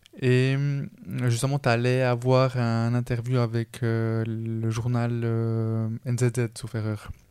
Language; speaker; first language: French; non-native, fluent; Spanish